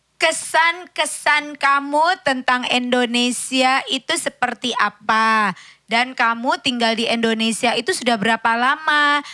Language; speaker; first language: Indonesian; native; Indonesian